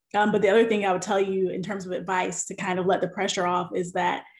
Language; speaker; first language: English; native; English